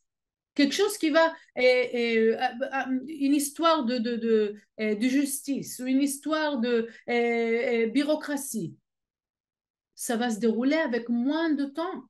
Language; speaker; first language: French; non-native, fluent; Hebrew